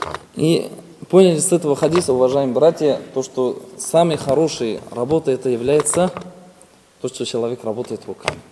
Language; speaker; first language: Russian; non-native, fluent; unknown